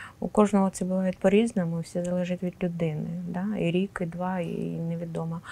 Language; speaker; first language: Ukrainian; non-native, local second language; Russian